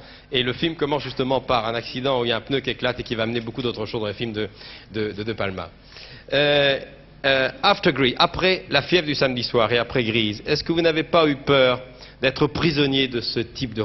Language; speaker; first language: French; native; French